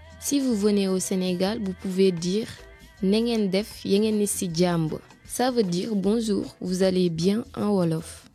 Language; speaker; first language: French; non-native, local second language; Wolof